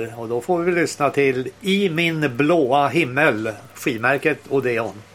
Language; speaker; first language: Swedish; native; Swedish